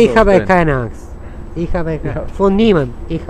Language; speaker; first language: German; non-native, learner; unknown